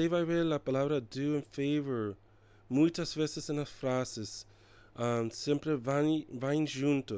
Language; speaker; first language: Portuguese; non-native, learner; English